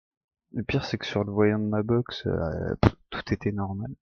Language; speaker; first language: French; native; French